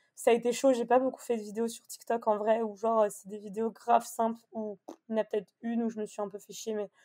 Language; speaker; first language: French; native; French